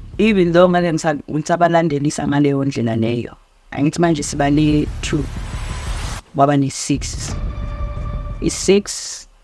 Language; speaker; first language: Zulu; native; Zulu